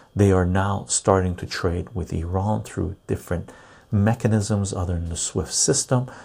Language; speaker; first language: English; early bilingual, other home language; Persian